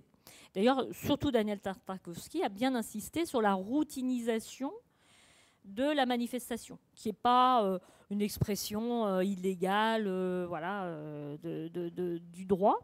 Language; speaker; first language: French; native; French